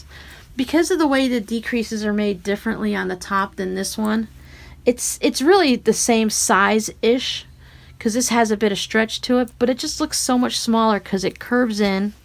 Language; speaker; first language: English; native; English